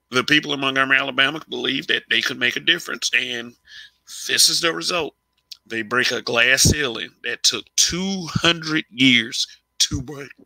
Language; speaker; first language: English; native; English